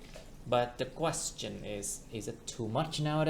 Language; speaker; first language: English; non-native, fluent; Vietnamese